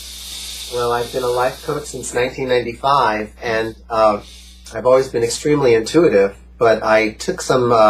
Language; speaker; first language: English; native; English